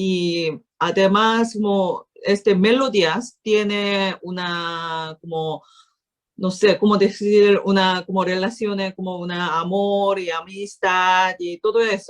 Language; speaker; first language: Spanish; non-native, learner; Korean